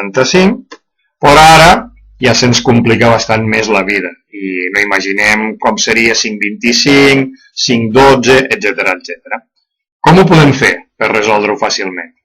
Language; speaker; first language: Catalan; native; Catalan